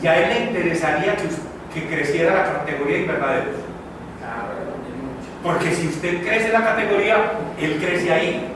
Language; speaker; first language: Spanish; native; Spanish